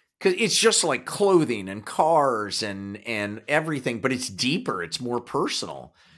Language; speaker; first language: English; native; English